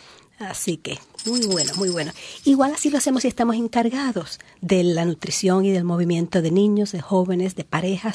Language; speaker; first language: Spanish; native; Spanish